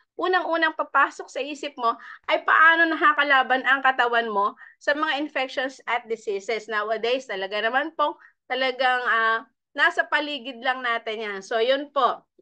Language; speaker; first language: Filipino; native; Filipino